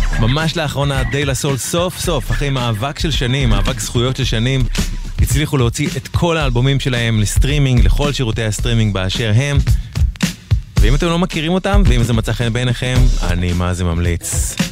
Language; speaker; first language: Hebrew; native; Hebrew